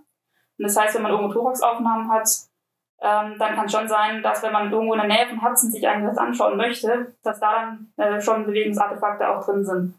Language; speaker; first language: German; native; German